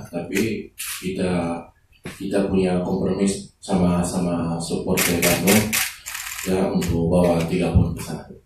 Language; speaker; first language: Indonesian; non-native, learner; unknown